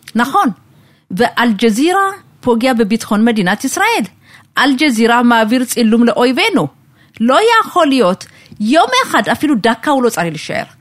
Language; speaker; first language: Hebrew; non-native, fluent; Amharic